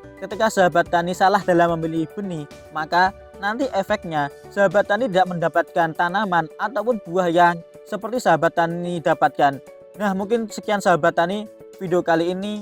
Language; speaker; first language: Indonesian; native; Indonesian